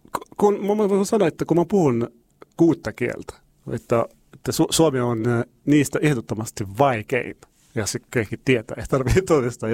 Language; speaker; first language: Finnish; non-native, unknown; Arabic